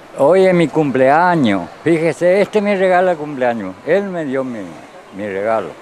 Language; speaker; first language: Spanish; native; Spanish